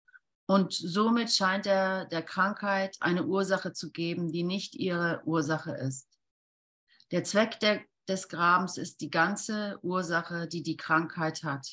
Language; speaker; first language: German; native; German